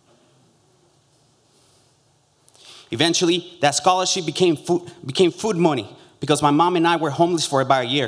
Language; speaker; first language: English; early bilingual, other home language; Spanish